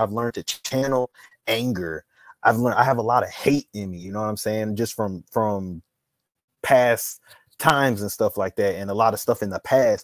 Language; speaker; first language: English; native; English